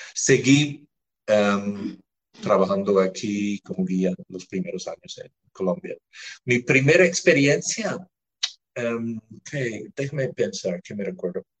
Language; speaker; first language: Spanish; non-native, fluent; English